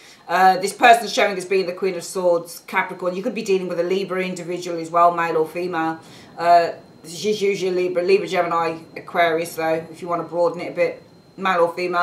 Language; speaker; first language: English; native; English